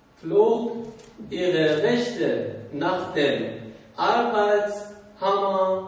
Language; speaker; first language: German; non-native, learner; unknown